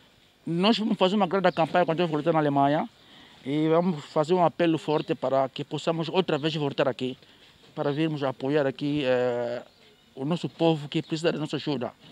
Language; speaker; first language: Portuguese; native; Portuguese